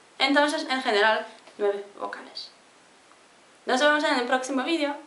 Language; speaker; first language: Spanish; non-native, fluent; Polish